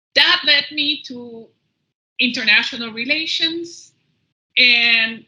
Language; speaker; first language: English; early bilingual, other home language; Spanish